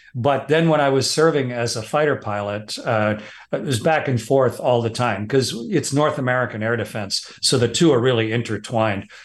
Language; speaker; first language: English; native; English